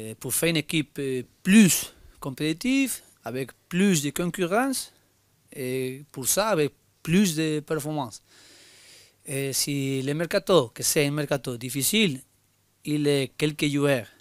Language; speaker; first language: French; non-native, learner; Spanish